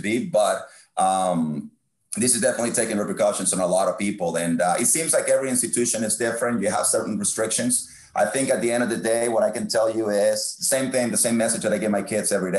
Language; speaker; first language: English; non-native, fluent; Spanish